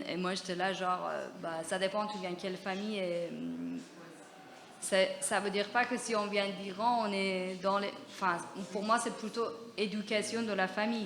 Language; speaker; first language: French; non-native, fluent; Persian